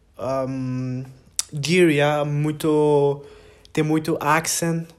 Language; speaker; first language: Portuguese; non-native, learner; English